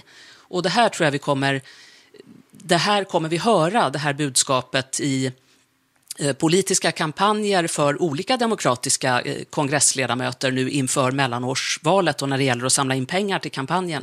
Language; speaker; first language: Swedish; native; Swedish